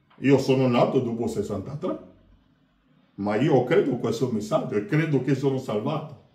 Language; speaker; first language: Italian; non-native, fluent; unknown